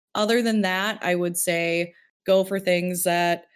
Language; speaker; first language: English; early bilingual, other home language; Filipino